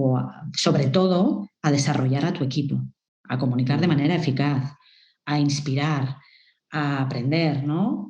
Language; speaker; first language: Spanish; native; Spanish